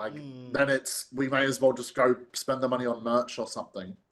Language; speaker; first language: English; native; English